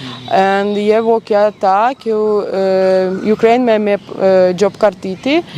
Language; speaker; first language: Hindi; non-native, learner; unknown